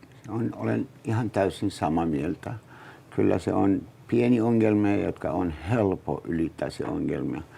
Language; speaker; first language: Finnish; non-native, learner; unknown